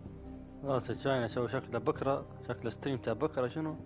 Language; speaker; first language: Arabic; native; Arabic